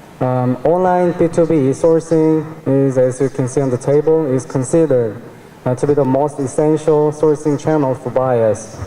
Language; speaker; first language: English; non-native, fluent; Korean